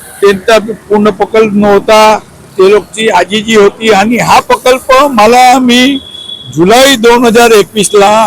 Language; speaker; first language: Marathi; non-native, local second language; Gujarati